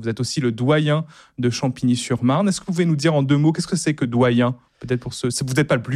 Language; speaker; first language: French; native; French